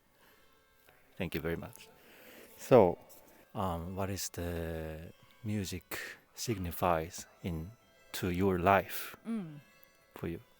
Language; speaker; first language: English; non-native, learner; Japanese